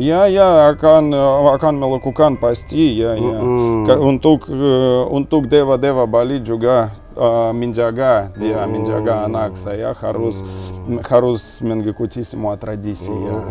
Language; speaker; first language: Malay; non-native, learner; Russian